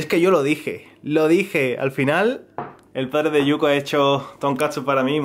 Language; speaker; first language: Spanish; native; Spanish